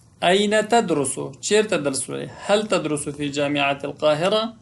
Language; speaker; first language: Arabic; non-native, fluent; Pashto